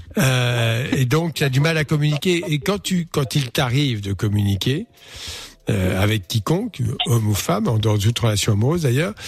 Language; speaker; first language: French; native; French